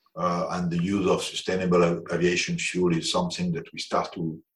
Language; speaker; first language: English; non-native, fluent; French